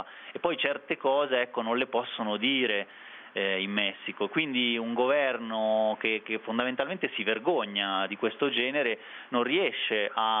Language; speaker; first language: Italian; native; Italian